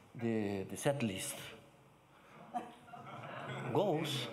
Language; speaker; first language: English; non-native, learner; Portuguese